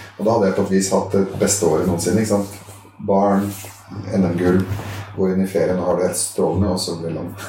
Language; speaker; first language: Norwegian; early bilingual, other home language; Arabic